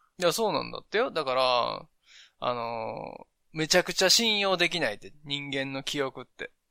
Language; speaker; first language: Japanese; native; Japanese